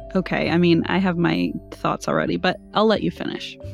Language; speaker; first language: English; non-native, fluent; German